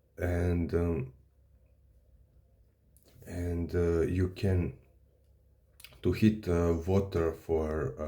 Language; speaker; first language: English; non-native, learner; Serbian